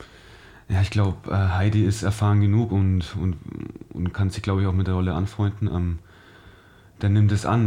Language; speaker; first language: German; native; German